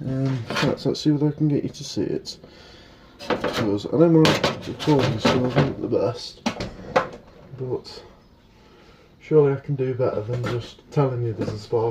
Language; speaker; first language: English; native; English